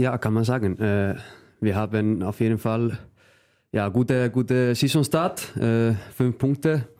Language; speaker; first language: German; non-native, fluent; Icelandic